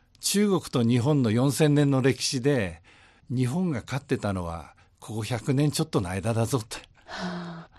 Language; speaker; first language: Japanese; native; Japanese